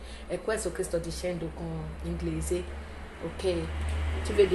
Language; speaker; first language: Italian; non-native, learner; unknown